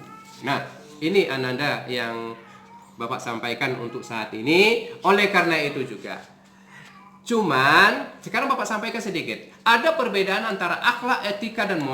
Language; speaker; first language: Indonesian; native; Indonesian